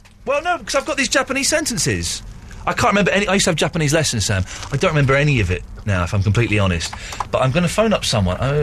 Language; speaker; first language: English; native; English